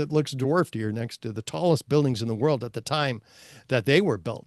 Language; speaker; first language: English; native; English